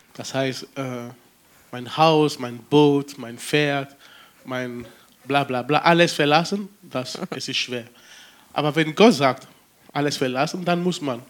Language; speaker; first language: German; non-native, fluent; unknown